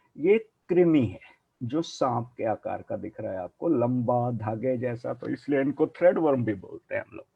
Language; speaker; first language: Hindi; non-native, local second language; Punjabi